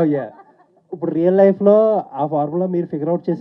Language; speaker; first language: Telugu; native; Telugu